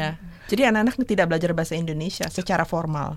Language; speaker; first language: Indonesian; native; Indonesian